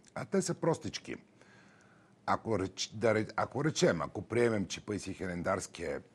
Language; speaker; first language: Bulgarian; native; Bulgarian